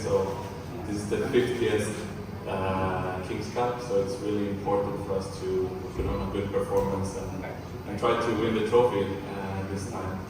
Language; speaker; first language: English; early bilingual, heritage; English